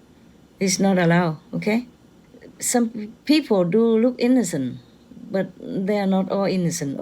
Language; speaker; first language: English; non-native, fluent; Vietnamese